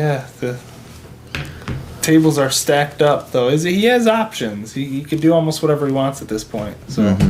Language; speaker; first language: English; native; English